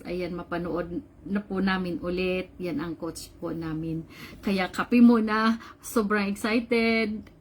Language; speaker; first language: Filipino; non-native, local second language; Cebuano